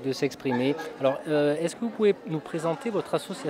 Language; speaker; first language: French; native; French